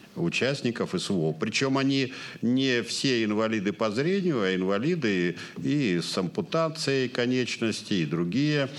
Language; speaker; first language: Russian; native; Russian